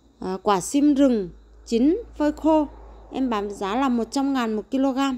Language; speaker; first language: Vietnamese; non-native, local second language; Tày